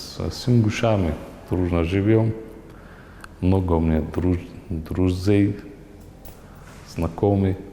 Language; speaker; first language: Russian; non-native, local second language; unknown